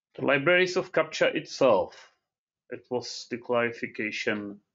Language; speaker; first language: English; non-native, fluent; Czech